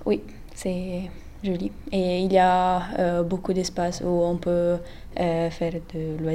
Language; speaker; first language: French; non-native, learner; Italian